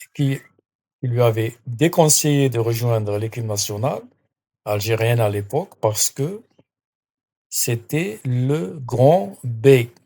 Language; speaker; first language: French; non-native, local second language; Arabic